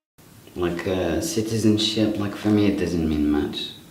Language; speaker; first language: English; non-native, fluent; French